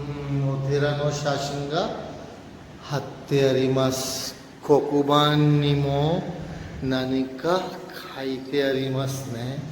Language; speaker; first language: Japanese; non-native, fluent; Urdu